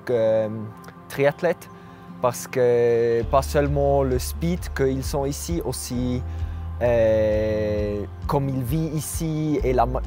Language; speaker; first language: French; non-native, local second language; German